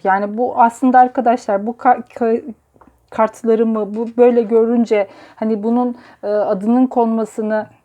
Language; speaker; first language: Turkish; native; Turkish